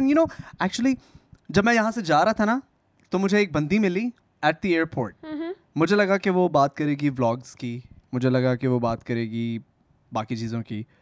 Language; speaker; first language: Urdu; native; Urdu